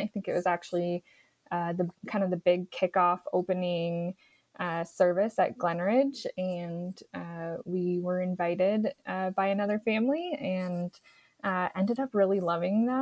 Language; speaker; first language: English; native; English